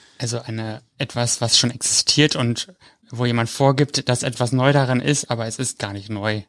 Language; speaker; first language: German; native; German